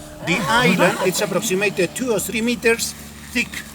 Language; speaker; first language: English; non-native, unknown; Spanish